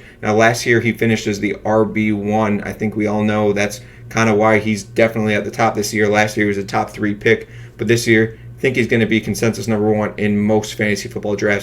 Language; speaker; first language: English; native; English